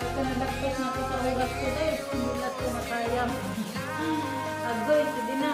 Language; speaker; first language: Filipino; non-native, local second language; Cebuano